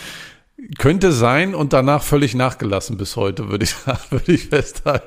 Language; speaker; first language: German; native; German